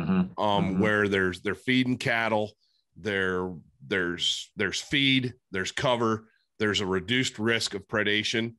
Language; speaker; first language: English; native; English